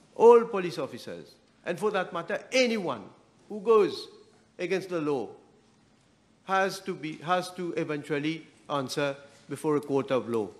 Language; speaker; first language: English; non-native, local second language; Morisyen